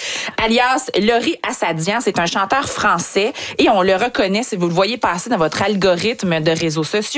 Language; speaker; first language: French; native; French